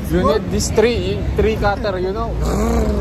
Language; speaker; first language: English; non-native, local second language; Filipino